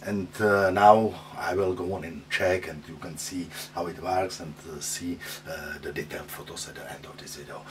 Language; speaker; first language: English; non-native, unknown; Czech